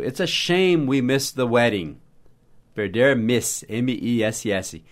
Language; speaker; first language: English; native; English